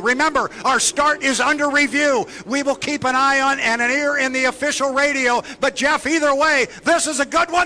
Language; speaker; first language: English; native; English